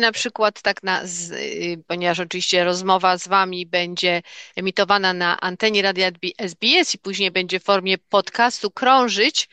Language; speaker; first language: Polish; native; Polish